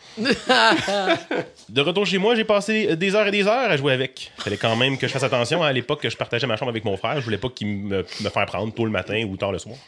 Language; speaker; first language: French; native; French